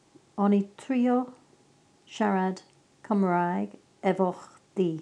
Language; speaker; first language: Welsh; non-native, learner; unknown